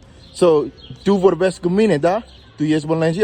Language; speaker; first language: Romanian; non-native, learner; English